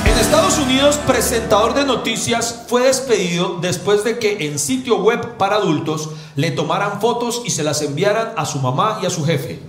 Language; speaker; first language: Spanish; native; Spanish